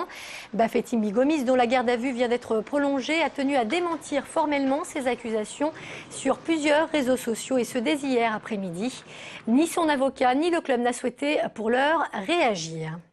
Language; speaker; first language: French; native; French